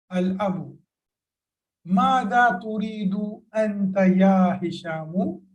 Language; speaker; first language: Arabic; non-native, fluent; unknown